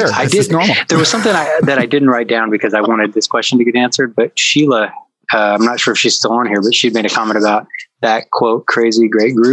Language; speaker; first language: English; native; English